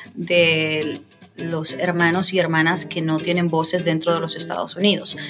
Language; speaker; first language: Spanish; native; Spanish